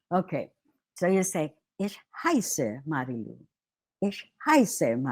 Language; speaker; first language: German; non-native, fluent; Filipino